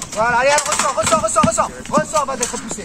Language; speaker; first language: French; native; French